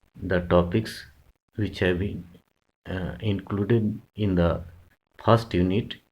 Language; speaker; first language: English; non-native, local second language; Hindi